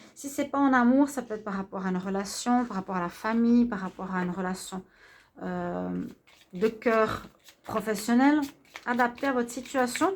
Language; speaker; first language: French; native; French